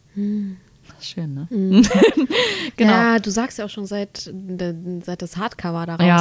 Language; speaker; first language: German; non-native, local second language; Macedonian